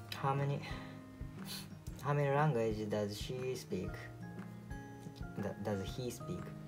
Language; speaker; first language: English; non-native, learner; Japanese